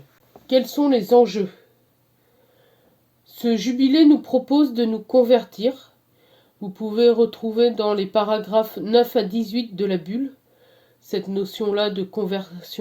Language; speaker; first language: French; native; French